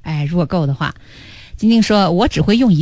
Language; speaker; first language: Chinese; native; Chinese